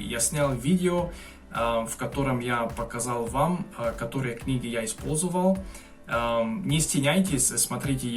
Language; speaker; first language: Russian; non-native, fluent; Hungarian